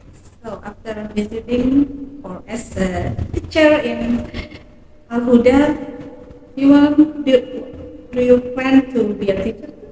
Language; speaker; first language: English; non-native, learner; Indonesian